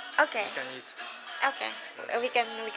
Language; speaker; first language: English; non-native, local second language; Filipino